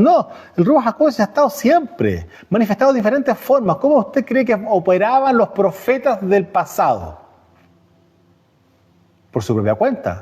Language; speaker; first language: Spanish; native; Spanish